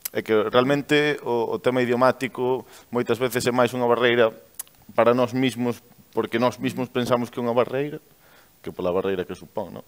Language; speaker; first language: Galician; native; Galician